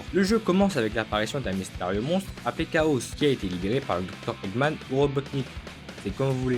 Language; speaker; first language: French; native; French